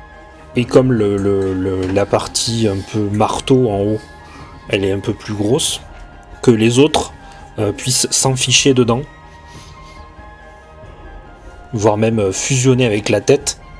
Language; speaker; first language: French; native; French